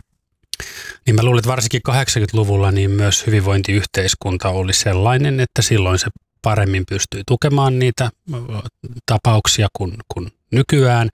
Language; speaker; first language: Finnish; native; Finnish